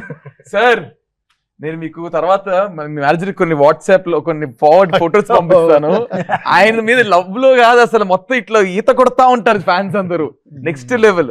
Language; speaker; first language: Telugu; native; Telugu